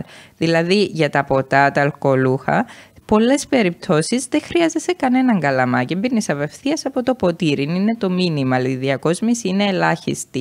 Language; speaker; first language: Greek; native; Greek